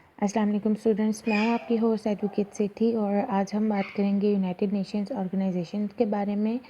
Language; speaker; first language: Urdu; non-native, local second language; Punjabi